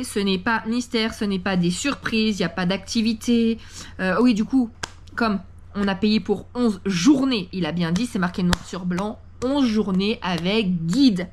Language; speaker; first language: French; native; French